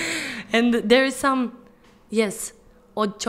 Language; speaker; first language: English; non-native, fluent; Serbian